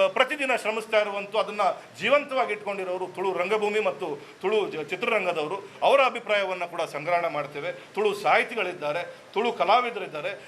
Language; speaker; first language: Kannada; non-native, local second language; Tulu